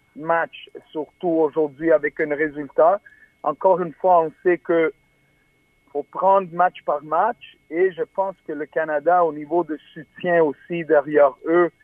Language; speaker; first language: French; native; French